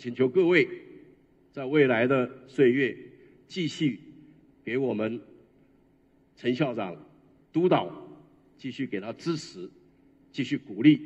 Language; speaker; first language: Chinese; native; Chinese